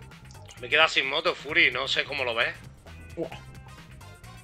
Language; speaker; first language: Spanish; native; Spanish